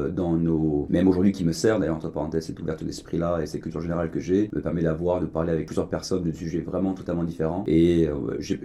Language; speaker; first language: French; native; French